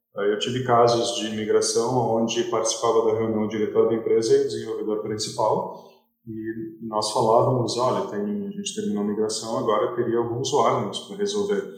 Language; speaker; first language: Portuguese; native; Portuguese